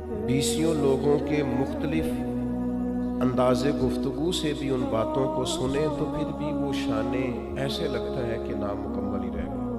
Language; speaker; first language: Urdu; native; Urdu